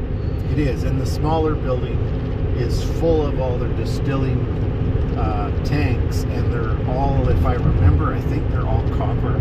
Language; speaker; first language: English; native; English